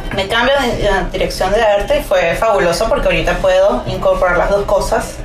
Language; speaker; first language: Spanish; native; Spanish